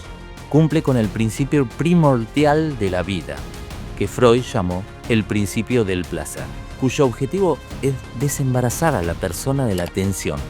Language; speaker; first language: Spanish; native; Spanish